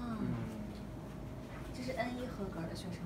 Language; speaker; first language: Chinese; native; Chinese